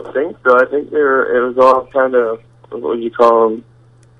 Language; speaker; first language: English; native; English